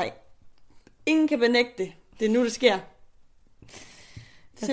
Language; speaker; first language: Danish; native; Danish